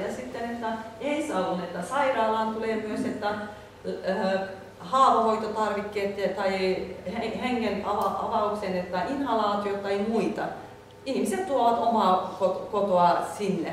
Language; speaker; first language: Finnish; non-native, fluent; Turkish